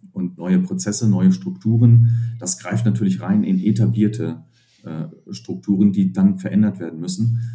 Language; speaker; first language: German; native; German